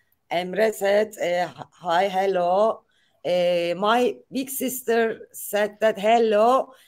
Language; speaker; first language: English; non-native, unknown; Turkish